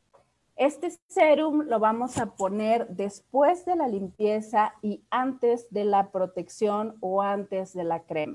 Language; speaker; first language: Spanish; native; Spanish